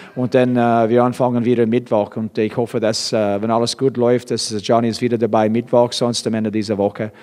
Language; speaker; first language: German; non-native, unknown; English